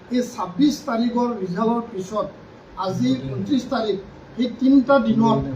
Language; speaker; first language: Assamese; non-native, local second language; Bodo